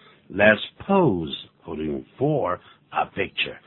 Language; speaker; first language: English; non-native, fluent; Chinese